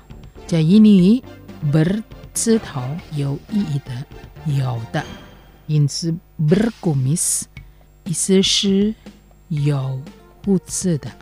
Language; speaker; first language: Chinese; non-native, fluent; Indonesian